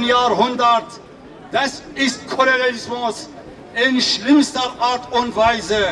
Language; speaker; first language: German; non-native, fluent; Kurdish